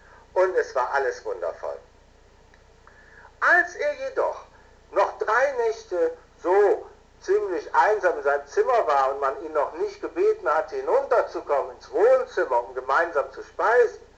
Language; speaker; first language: German; native; German